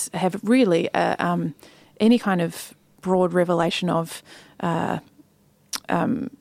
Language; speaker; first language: English; native; English